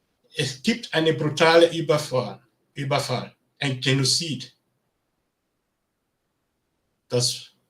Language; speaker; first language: German; non-native, learner; Bini